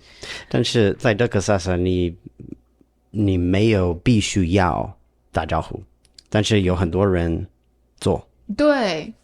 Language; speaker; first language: Chinese; non-native, learner; English